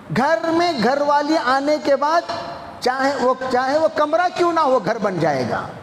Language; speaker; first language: Urdu; native; Urdu